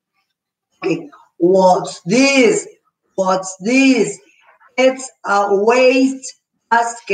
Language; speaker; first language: English; non-native, fluent; Spanish